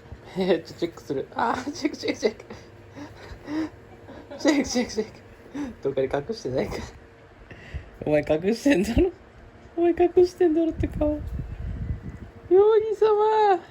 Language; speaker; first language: Japanese; native; Japanese